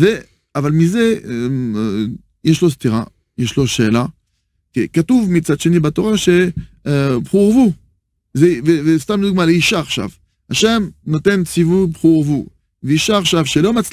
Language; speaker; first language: Hebrew; non-native, fluent; French